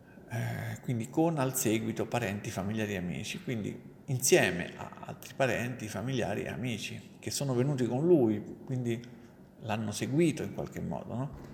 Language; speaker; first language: Italian; native; Italian